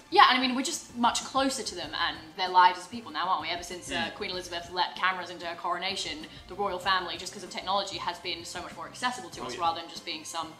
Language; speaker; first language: English; native; English